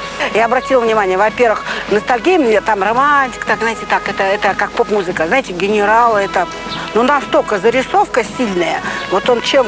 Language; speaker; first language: Russian; native; Russian